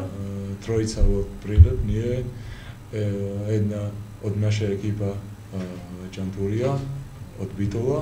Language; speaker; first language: Macedonian; non-native, learner; Georgian